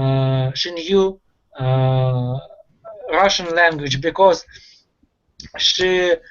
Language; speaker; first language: English; non-native, learner; Russian